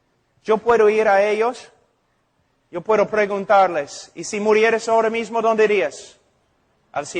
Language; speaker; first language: Spanish; non-native, fluent; English